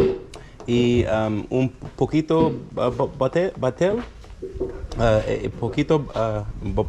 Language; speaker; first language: Spanish; non-native, learner; English